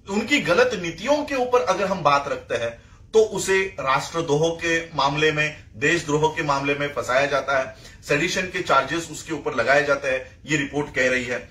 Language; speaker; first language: Hindi; non-native, local second language; Marathi